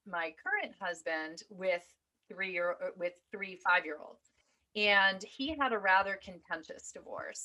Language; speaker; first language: English; native; English